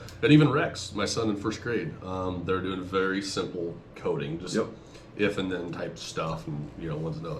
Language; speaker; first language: English; native; English